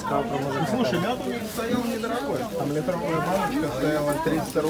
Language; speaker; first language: Russian; native; Russian